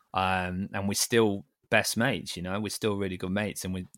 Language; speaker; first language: English; native; English